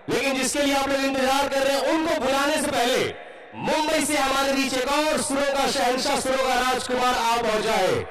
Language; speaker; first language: Hindi; non-native, local second language; Bangla